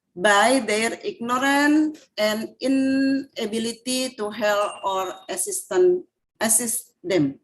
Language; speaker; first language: English; non-native, fluent; Indonesian